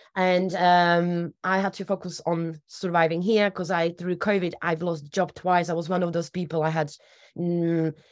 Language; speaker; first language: English; non-native, fluent; Slovak